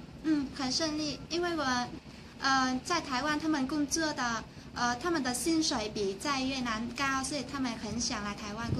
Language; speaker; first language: Chinese; non-native, learner; Vietnamese